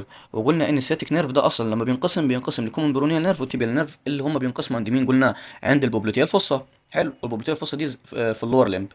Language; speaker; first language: Arabic; native; Arabic